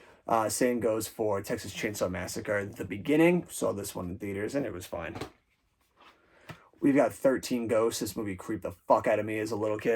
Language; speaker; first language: English; native; English